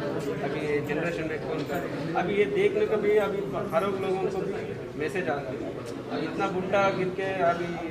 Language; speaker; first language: Hindi; non-native, local second language; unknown